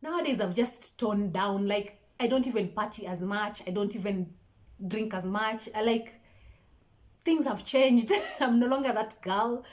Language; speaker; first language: English; non-native, local second language; Swahili